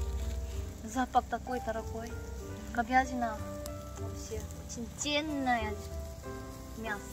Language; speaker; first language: Russian; non-native, fluent; Korean